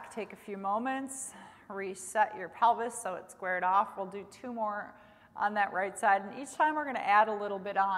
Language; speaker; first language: English; native; English